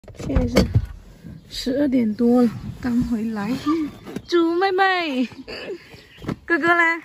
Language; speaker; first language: Chinese; native; Chinese